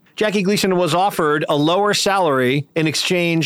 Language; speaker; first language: English; native; English